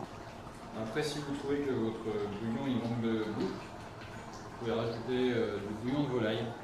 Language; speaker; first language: French; native; French